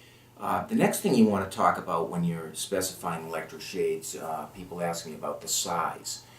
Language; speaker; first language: English; native; English